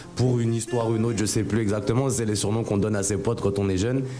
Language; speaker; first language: French; native; French